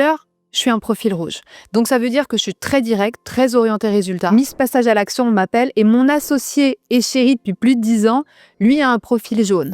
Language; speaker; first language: French; native; French